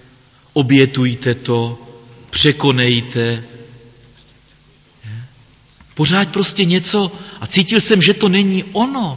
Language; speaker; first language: Czech; native; Czech